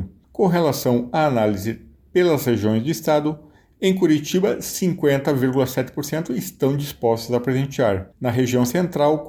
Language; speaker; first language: Portuguese; native; Portuguese